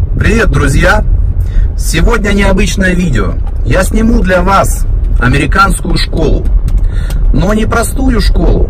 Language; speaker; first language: Russian; native; Russian